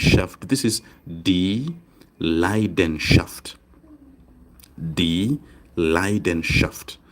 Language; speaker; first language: German; non-native, fluent; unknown